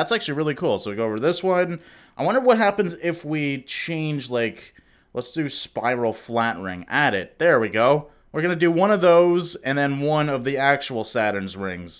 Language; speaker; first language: English; native; English